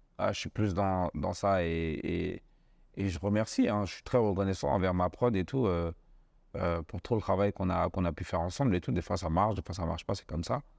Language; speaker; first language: French; early bilingual, other home language; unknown